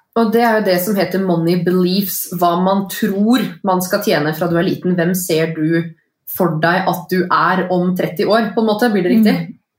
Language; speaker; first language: Norwegian; native; Norwegian